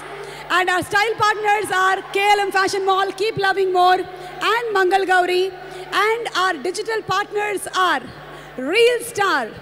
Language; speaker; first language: Telugu; native; Telugu